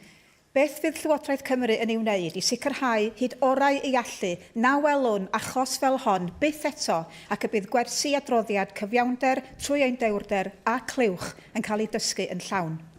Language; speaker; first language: Welsh; native; Welsh